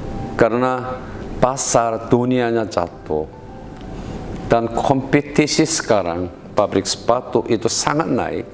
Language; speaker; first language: Indonesian; non-native, learner; Korean